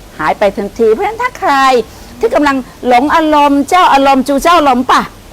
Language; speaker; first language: Thai; native; Thai